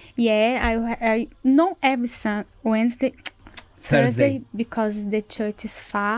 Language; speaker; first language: English; non-native, learner; Portuguese